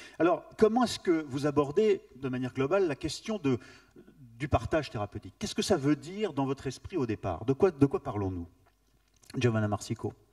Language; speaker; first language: French; native; French